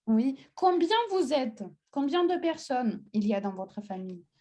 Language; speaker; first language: French; non-native, fluent; Russian